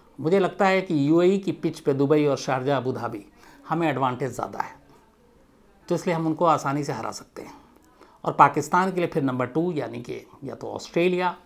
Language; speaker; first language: Hindi; native; Hindi